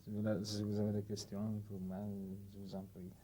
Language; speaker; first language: French; non-native, fluent; Polish